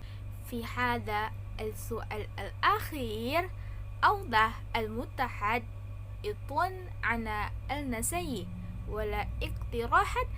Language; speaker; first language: Arabic; non-native, learner; Indonesian